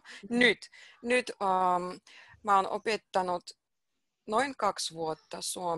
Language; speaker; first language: Finnish; non-native, fluent; Russian